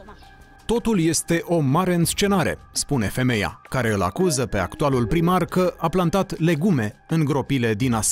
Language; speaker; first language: Romanian; native; Romanian